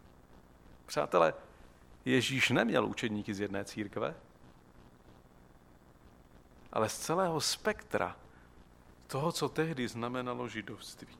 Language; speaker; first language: Czech; native; Czech